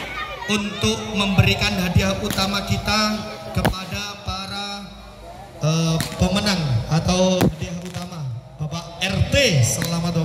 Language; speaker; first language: Indonesian; non-native, local second language; Javanese